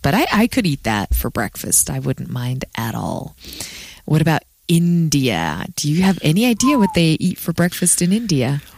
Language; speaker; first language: English; native; English